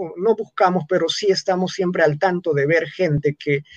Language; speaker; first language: Spanish; non-native, local second language; Quechua